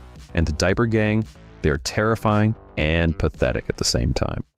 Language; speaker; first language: English; native; English